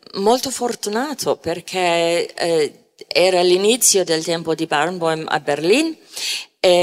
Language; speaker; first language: Italian; non-native, fluent; English